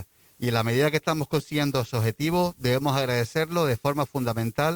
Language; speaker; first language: Spanish; native; Spanish